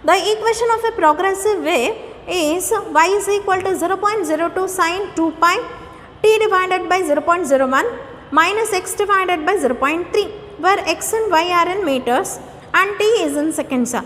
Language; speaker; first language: English; non-native, local second language; Kannada